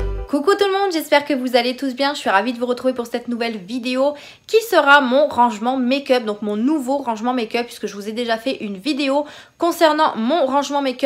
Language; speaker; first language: French; native; French